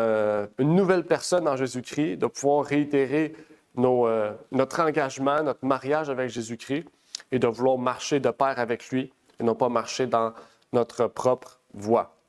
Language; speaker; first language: French; native; French